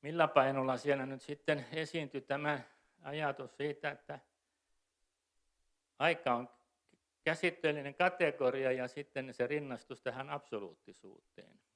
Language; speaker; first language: Finnish; native; Finnish